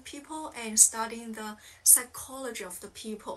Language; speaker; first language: English; non-native, fluent; Chinese